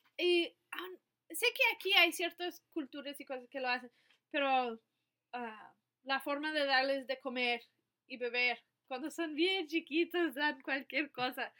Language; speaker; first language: Spanish; non-native, fluent; English